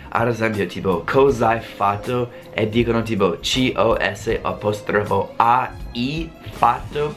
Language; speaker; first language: Italian; non-native, fluent; English